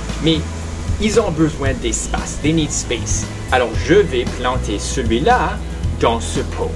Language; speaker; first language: French; non-native, fluent; English